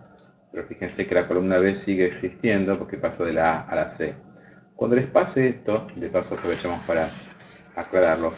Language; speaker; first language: Spanish; native; Spanish